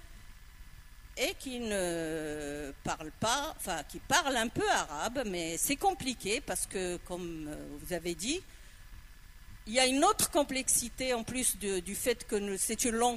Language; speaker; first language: French; non-native, local second language; Arabic